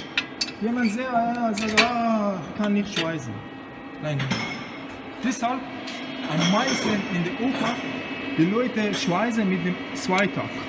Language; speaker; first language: German; non-native, learner; Persian